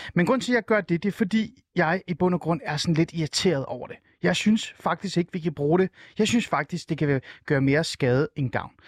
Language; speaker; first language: Danish; native; Danish